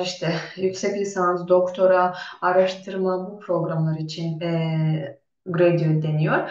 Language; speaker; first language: Turkish; non-native, fluent; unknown